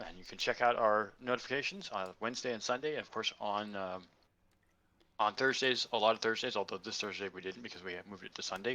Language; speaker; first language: English; native; English